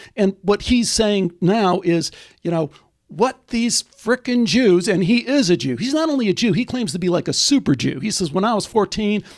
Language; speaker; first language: English; native; English